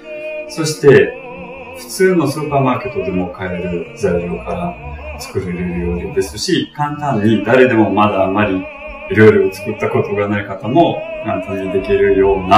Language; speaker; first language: Japanese; non-native, fluent; Russian